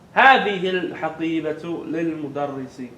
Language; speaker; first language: Arabic; non-native, fluent; English